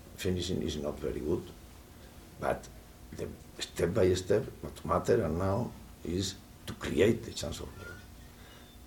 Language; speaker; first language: English; non-native, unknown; Spanish